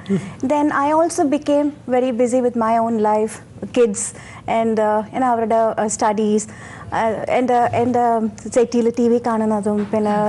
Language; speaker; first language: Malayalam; non-native, local second language; Tamil